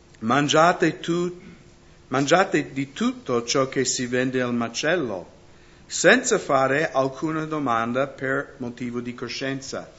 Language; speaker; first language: Italian; non-native, fluent; English